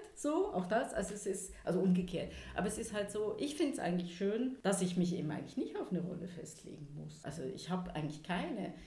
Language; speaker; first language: German; native; German